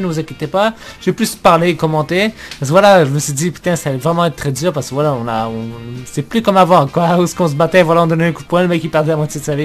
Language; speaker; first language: French; native; French